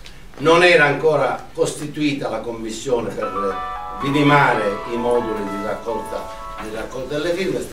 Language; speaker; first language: Italian; native; Italian